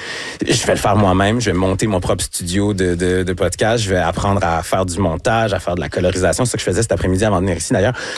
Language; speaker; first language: French; native; French